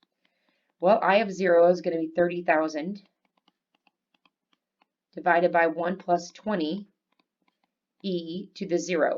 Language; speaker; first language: English; native; English